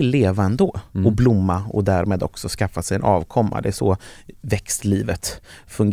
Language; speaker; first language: Swedish; native; Swedish